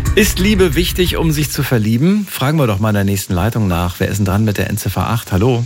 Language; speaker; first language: German; native; German